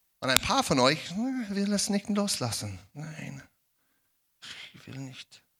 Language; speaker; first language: German; non-native, fluent; English